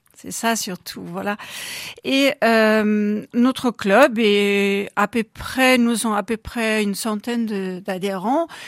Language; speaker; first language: French; non-native, fluent; German